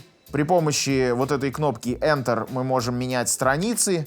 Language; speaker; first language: Russian; native; Russian